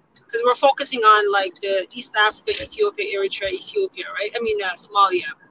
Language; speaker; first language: English; non-native, fluent; Tigrinya